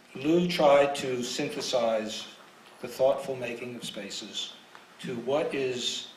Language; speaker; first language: English; native; English